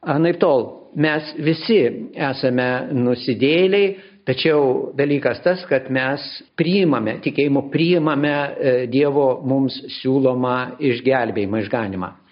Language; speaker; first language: Lithuanian; native; Lithuanian